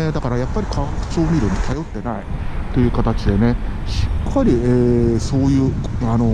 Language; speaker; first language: Japanese; native; Japanese